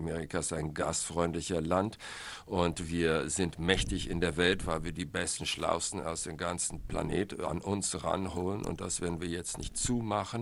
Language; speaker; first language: German; non-native, fluent; English